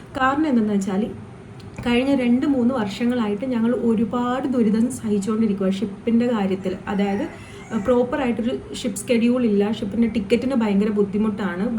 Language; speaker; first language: Malayalam; non-native, local second language; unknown